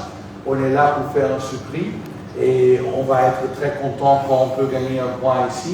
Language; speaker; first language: French; non-native, fluent; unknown